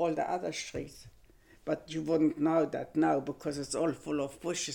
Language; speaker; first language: English; non-native, fluent; German